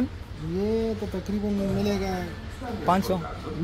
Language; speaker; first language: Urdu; non-native, local second language; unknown